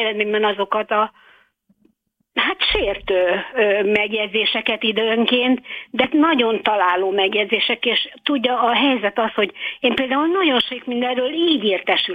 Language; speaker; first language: Hungarian; native; Hungarian